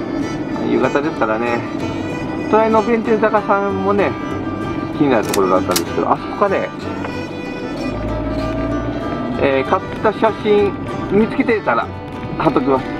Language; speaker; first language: Japanese; native; Japanese